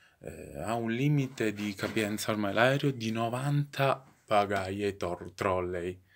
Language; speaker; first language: Italian; native; Italian